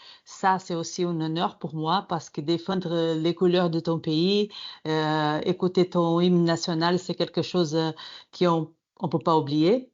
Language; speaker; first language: French; non-native, fluent; Portuguese